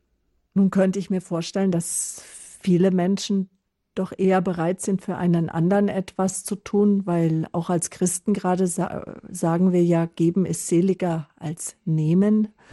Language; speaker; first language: German; native; German